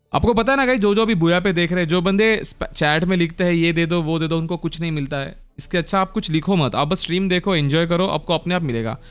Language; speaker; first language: Hindi; non-native, local second language; Marathi